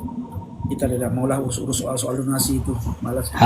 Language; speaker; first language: Indonesian; native; Indonesian